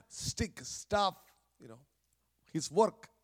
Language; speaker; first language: English; non-native, local second language; Malayalam